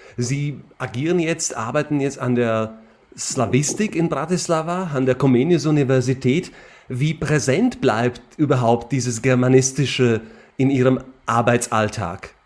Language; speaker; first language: German; non-native, fluent; Slovak